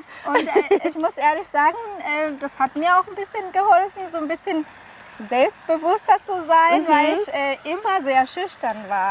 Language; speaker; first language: German; non-native, fluent; Kinyarwanda